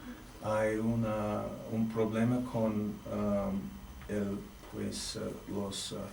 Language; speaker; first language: Spanish; non-native, fluent; English